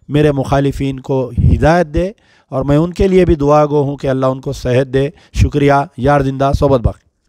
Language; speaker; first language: Hindi; non-native, local second language; Urdu